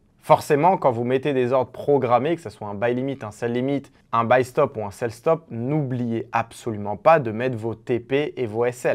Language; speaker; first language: French; native; French